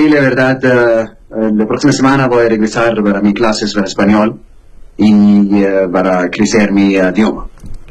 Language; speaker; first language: Spanish; non-native, learner; Arabic